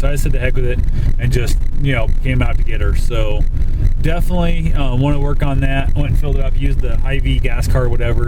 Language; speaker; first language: English; native; English